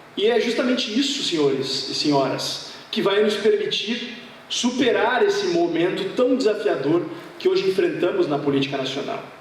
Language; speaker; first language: Portuguese; native; Portuguese